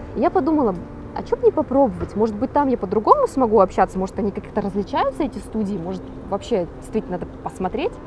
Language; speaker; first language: Russian; native; Russian